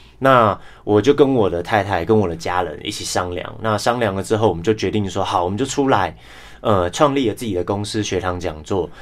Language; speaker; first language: Chinese; non-native, local second language; English